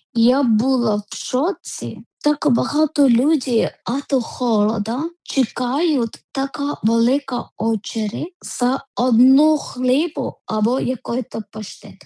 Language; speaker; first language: Ukrainian; non-native, learner; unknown